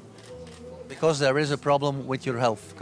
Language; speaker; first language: English; non-native, fluent; Dutch